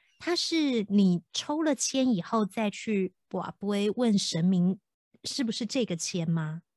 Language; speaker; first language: Chinese; native; Chinese